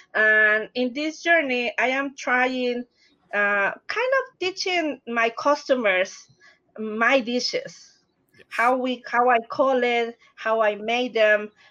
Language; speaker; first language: English; non-native, learner; Spanish